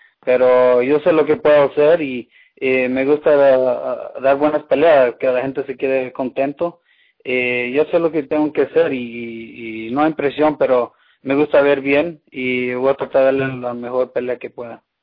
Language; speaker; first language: Spanish; early bilingual, heritage; Spanish